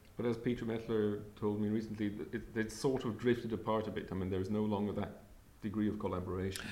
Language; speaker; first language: English; non-native, fluent; German